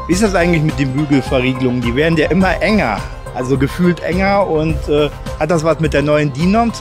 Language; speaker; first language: German; native; German